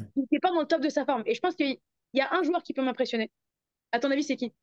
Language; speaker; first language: French; native; French